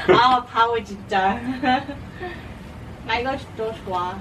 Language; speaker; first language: Korean; non-native, learner; Vietnamese